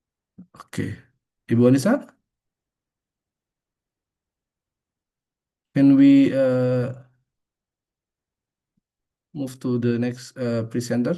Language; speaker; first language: English; non-native, fluent; Indonesian